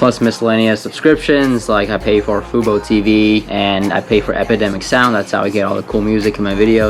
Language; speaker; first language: English; native; English